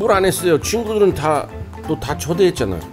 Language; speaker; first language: Korean; non-native, fluent; English